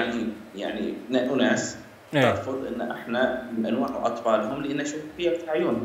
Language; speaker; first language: Arabic; native; Arabic